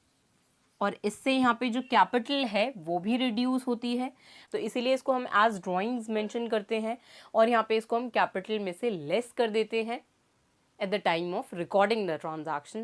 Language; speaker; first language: Hindi; native; Hindi